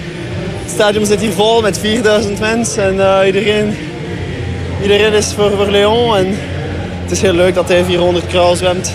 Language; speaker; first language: Dutch; non-native, local second language; French